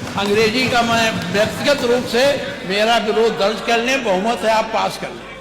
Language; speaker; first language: Hindi; native; Hindi